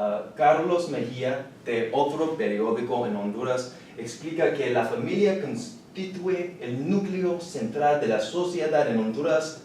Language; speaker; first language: Spanish; non-native, learner; English